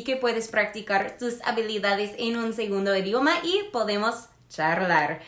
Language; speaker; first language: Spanish; non-native, fluent; English